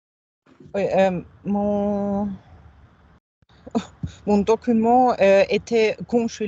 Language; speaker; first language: French; non-native, fluent; German